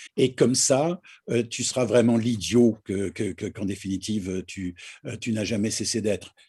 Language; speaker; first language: French; native; French